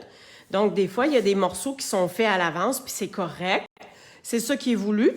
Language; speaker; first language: French; native; French